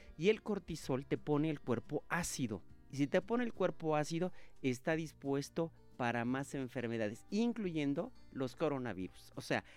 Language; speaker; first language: Spanish; native; Spanish